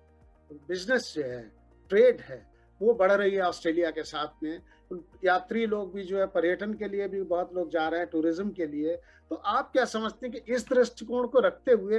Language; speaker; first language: Hindi; native; Hindi